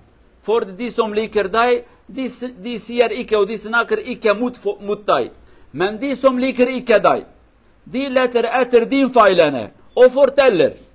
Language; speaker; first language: Swedish; non-native, learner; Norwegian